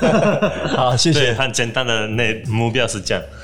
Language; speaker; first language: Chinese; non-native, learner; Japanese